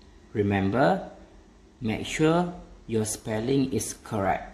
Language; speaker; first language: English; non-native, local second language; Malay